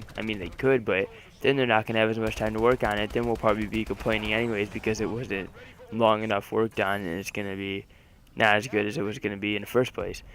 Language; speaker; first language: English; native; English